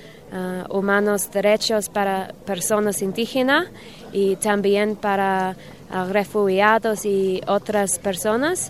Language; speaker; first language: Spanish; non-native, learner; English